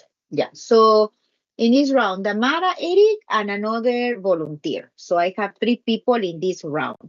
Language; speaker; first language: English; non-native, learner; Spanish